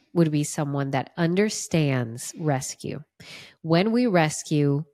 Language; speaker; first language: English; non-native, fluent; Portuguese